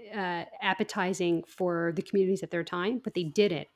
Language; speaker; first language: English; native; English